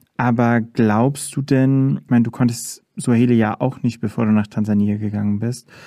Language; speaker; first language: German; native; German